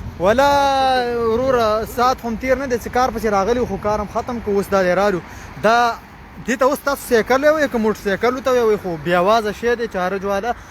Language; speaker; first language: Pashto; non-native, local second language; Uzbek